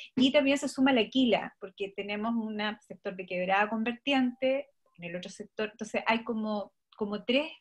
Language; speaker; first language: Spanish; native; Spanish